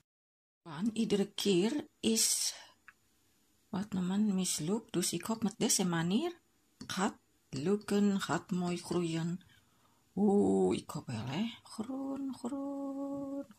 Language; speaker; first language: Dutch; non-native, learner; Indonesian